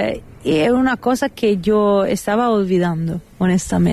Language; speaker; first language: Spanish; non-native, fluent; Italian